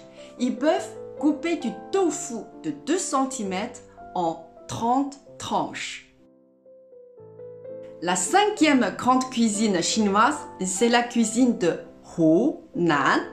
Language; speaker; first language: French; non-native, fluent; Chinese